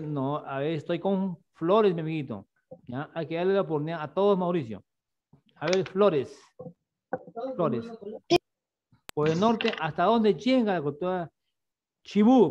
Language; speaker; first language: Spanish; native; Spanish